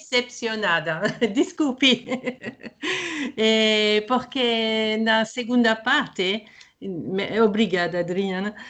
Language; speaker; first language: Portuguese; non-native, fluent; French